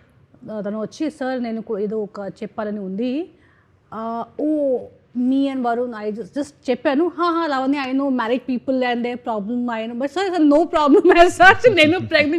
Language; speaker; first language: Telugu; non-native, learner; Hindi